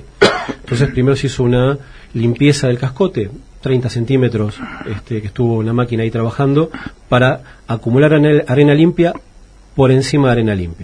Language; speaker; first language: Spanish; native; Spanish